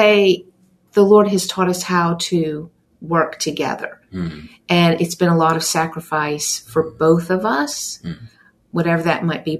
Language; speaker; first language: English; native; English